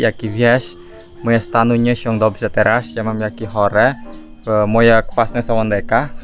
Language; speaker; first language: Polish; non-native, learner; Indonesian